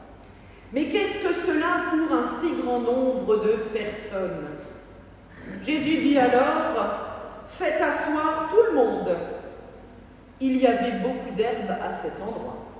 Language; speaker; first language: French; native; French